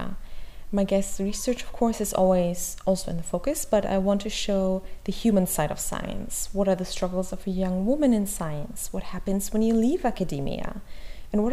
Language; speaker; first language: English; non-native, fluent; German